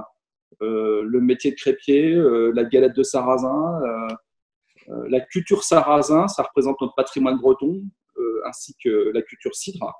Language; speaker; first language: French; native; French